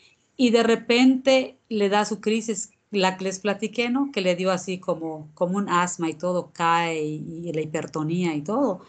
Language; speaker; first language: Spanish; native; Spanish